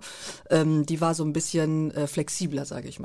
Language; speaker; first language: German; early bilingual, other home language; Turkish